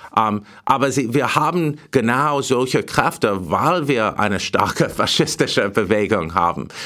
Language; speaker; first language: German; non-native, learner; English